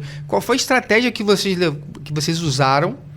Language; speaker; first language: Portuguese; native; Portuguese